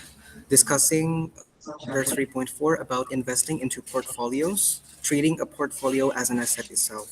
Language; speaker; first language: English; non-native, fluent; Indonesian